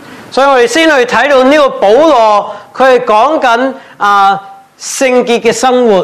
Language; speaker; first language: Cantonese; non-native, fluent; English